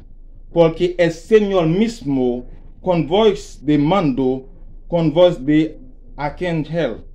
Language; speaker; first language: Spanish; non-native, learner; Haitian Creole